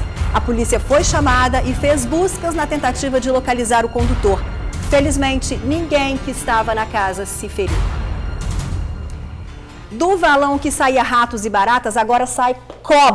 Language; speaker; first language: Portuguese; native; Portuguese